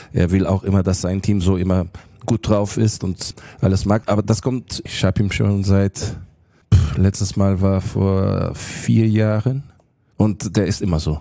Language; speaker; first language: German; non-native, fluent; Portuguese